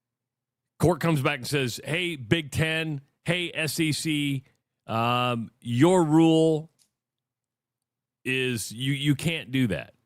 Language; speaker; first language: English; native; English